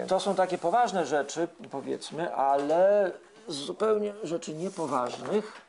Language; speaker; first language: Polish; native; Polish